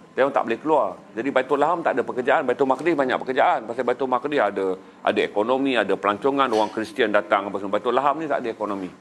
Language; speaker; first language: Malay; native; Malay